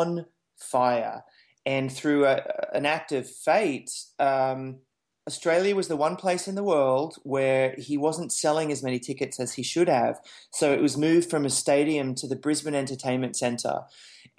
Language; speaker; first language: English; native; English